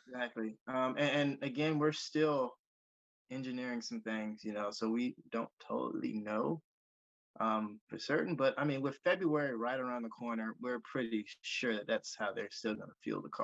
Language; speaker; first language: English; native; English